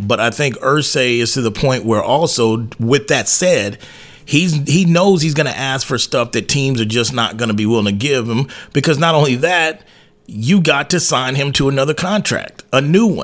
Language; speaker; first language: English; native; English